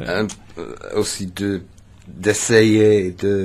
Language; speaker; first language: French; non-native, learner; English